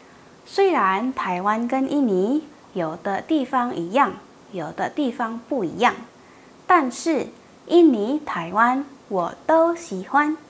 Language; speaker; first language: Chinese; non-native, fluent; Indonesian